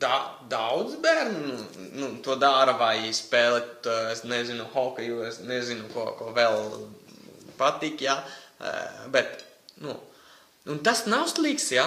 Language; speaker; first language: Latvian; non-native, fluent; Italian